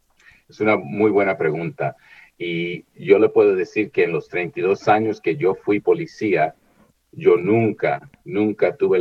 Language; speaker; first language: Spanish; early bilingual, heritage; Spanish